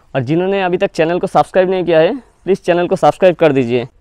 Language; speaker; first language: Hindi; non-native, local second language; Bangla